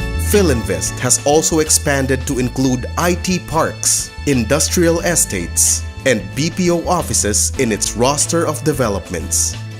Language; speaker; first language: English; non-native, local second language; Filipino